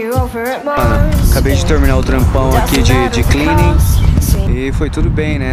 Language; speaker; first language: Portuguese; native; Portuguese